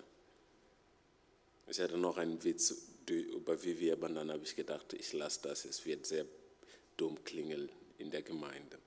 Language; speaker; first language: German; non-native, fluent; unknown